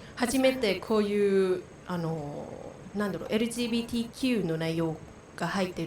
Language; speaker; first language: Japanese; non-native, learner; Thai